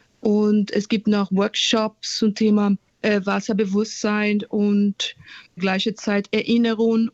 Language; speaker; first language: German; non-native, fluent; Portuguese